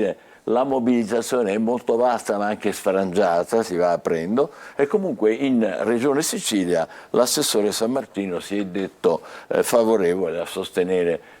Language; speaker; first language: Italian; native; Italian